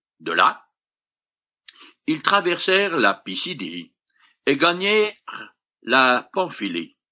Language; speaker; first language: French; native; French